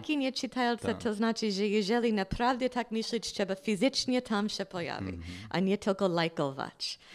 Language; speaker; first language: Polish; non-native, fluent; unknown